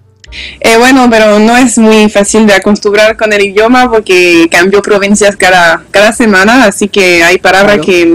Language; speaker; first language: Spanish; non-native, learner; French